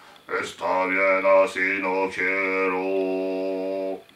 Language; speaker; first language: Spanish; non-native, learner; French